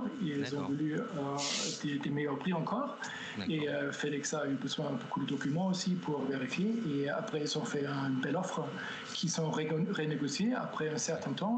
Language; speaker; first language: French; non-native, fluent; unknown